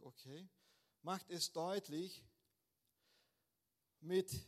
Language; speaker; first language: German; non-native, fluent; Portuguese